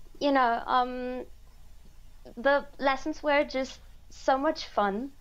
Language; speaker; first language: English; non-native, fluent; Vietnamese